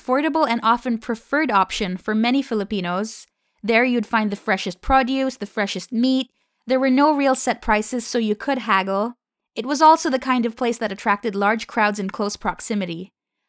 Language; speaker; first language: English; non-native, local second language; Filipino